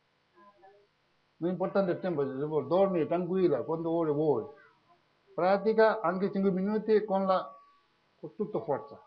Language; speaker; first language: Italian; non-native, learner; Tibetan